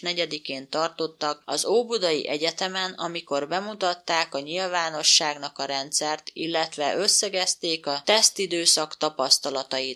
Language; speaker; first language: Hungarian; native; Hungarian